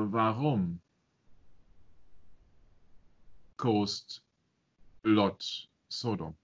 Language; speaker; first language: Dutch; non-native, fluent; German